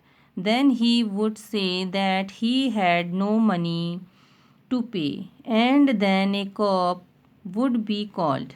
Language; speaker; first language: English; non-native, local second language; Hindi